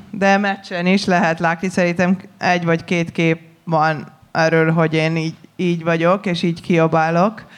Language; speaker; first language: Hungarian; non-native, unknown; Serbian